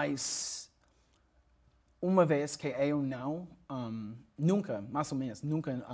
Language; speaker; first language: Portuguese; non-native, learner; English